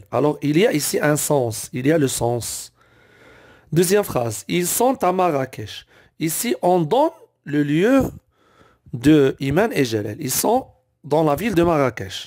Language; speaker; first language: French; non-native, local second language; Arabic